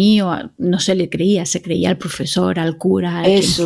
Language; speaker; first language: Spanish; native; Spanish